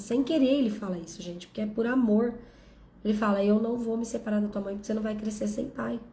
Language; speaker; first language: Portuguese; native; Portuguese